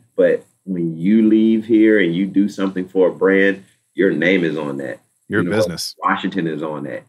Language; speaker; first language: English; native; English